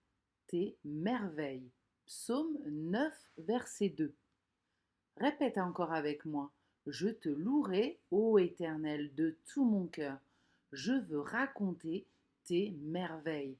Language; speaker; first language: French; native; French